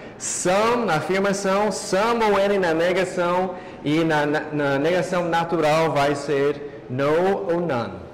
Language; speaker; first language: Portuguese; non-native, fluent; English